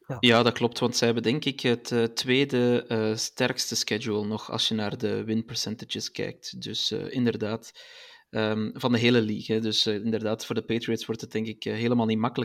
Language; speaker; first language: Dutch; native; Dutch